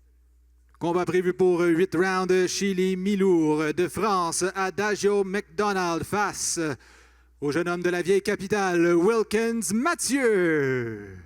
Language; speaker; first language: French; native; French